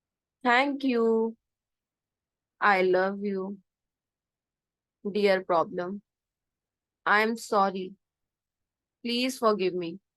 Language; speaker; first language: Hindi; native; Hindi